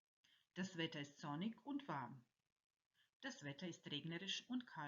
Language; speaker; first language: German; non-native, fluent; Croatian